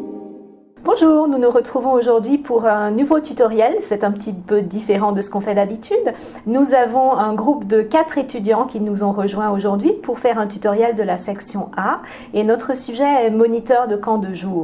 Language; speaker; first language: French; non-native, fluent; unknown